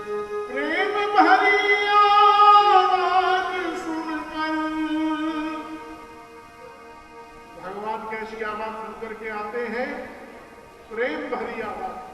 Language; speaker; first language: Hindi; native; Hindi